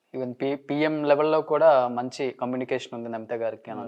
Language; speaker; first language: Telugu; native; Telugu